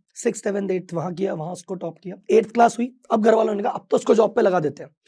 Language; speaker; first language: Hindi; native; Hindi